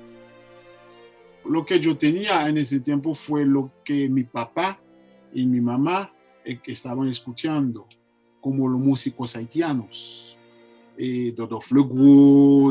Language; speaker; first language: Spanish; non-native, fluent; Haitian Creole